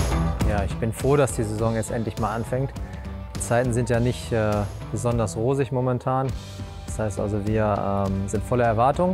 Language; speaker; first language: German; native; German